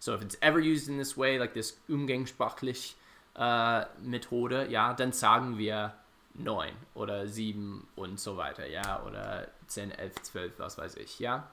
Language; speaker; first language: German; non-native, fluent; English